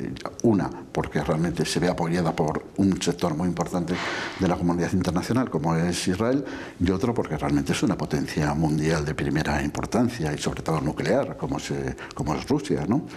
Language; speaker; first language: Spanish; native; Spanish